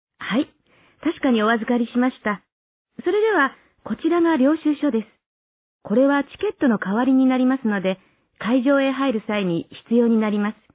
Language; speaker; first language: Japanese; native; Japanese